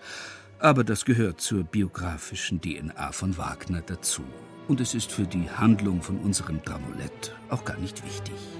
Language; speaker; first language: German; native; German